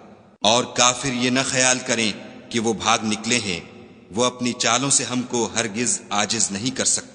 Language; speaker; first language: Urdu; native; Urdu